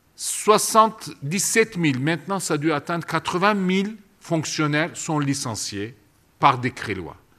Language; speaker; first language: French; non-native, fluent; Turkish